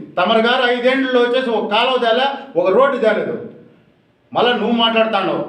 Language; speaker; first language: Telugu; native; Telugu